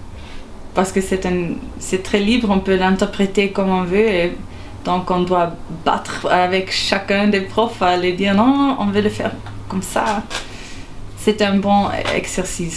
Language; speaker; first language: French; non-native, local second language; German